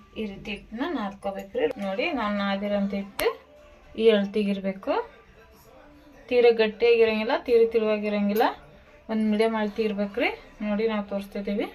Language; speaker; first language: Kannada; native; Kannada